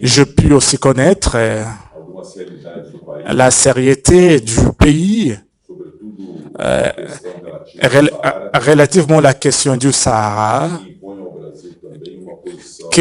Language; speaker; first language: French; non-native, fluent; Portuguese